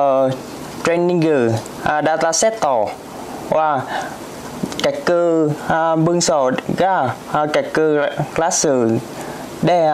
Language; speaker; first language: Japanese; non-native, learner; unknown